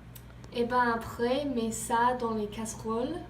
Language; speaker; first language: French; non-native, learner; English